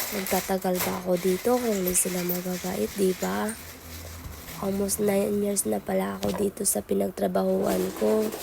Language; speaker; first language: Filipino; non-native, local second language; Cebuano